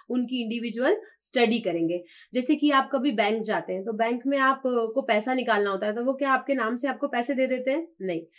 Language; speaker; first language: Hindi; native; Hindi